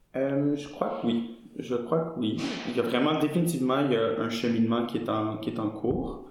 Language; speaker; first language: French; native; French